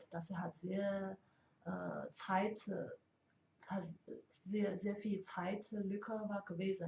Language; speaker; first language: German; non-native, learner; Chinese